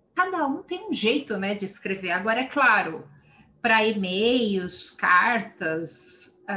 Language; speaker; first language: Portuguese; native; Portuguese